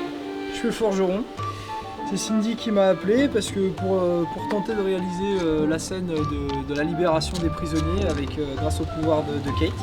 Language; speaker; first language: French; native; French